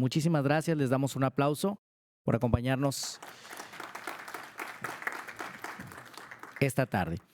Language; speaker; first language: Spanish; native; Spanish